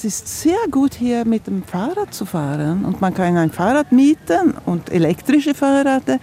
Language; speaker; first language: German; non-native, fluent; Swedish